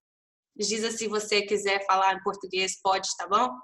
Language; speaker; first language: Portuguese; early bilingual, heritage; English